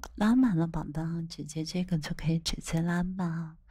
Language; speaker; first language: Chinese; native; Chinese